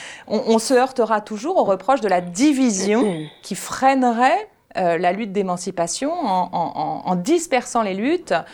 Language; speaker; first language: French; native; French